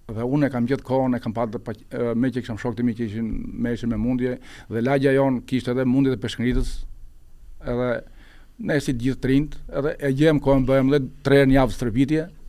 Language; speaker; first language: Albanian; native; Albanian